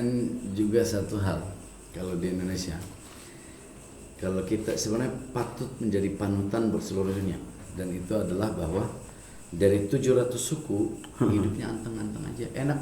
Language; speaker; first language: Indonesian; non-native, fluent; English